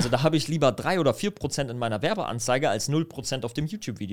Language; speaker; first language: German; native; German